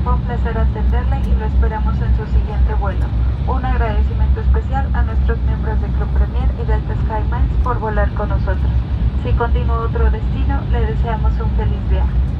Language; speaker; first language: Spanish; native; Spanish